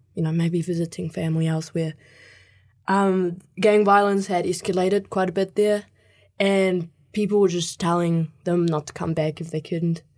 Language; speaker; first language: English; early bilingual, other home language; Spanish